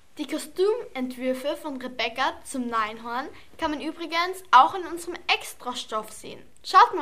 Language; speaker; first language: German; native; German